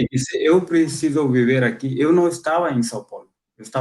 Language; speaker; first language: Portuguese; non-native, fluent; Hindi